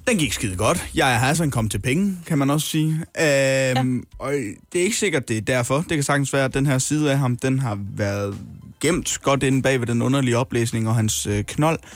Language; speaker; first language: Danish; native; Danish